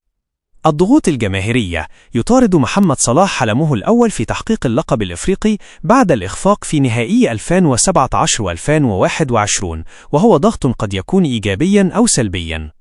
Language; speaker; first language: Arabic; native; Arabic